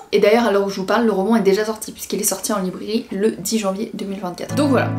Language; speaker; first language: French; early bilingual, other home language; Vietnamese